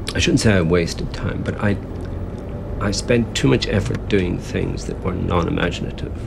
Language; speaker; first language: English; native; English